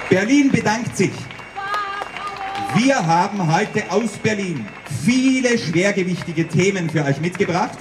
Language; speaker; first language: German; native; German